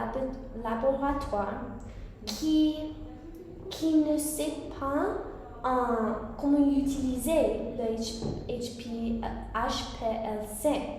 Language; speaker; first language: French; non-native, learner; English